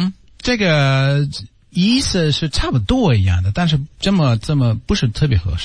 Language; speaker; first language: Chinese; non-native, learner; English